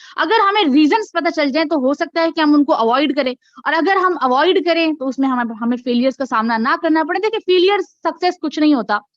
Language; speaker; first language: Urdu; non-native, local second language; Punjabi